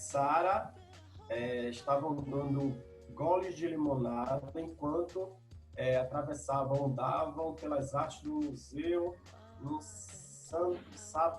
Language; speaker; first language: Portuguese; native; Portuguese